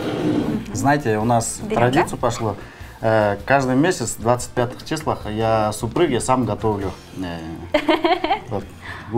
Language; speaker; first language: Russian; non-native, local second language; Kyrgyz